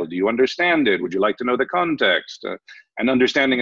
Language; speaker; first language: English; native; English